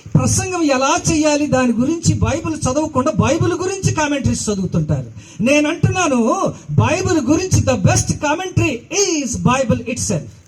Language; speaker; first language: Telugu; non-native, local second language; Koya